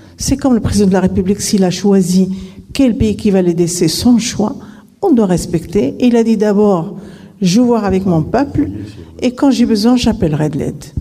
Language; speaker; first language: French; non-native, local second language; Arabic